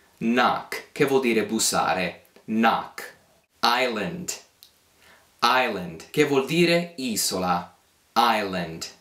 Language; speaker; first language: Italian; non-native, fluent; English